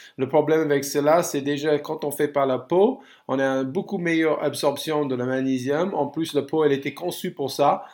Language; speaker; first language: French; non-native, fluent; English